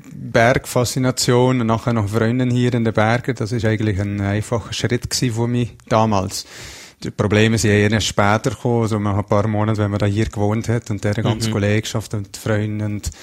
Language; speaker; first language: German; non-native, local second language; Dutch